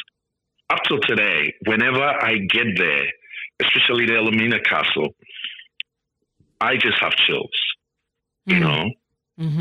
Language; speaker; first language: English; non-native, local second language; Akan